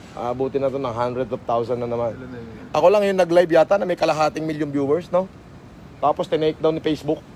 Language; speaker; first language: Filipino; native; Filipino